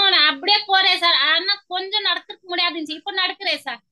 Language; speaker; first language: Tamil; non-native, fluent; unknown